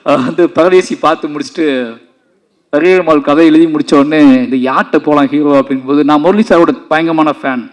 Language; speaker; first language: Tamil; native; Tamil